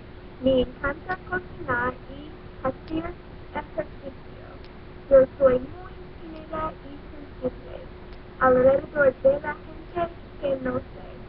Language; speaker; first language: Spanish; non-native, learner; English